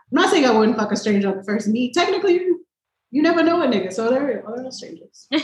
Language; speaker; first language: English; native; English